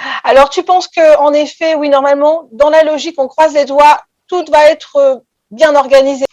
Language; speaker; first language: French; native; French